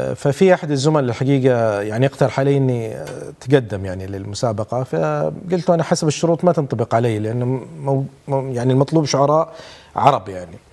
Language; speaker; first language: Arabic; non-native, local second language; Urdu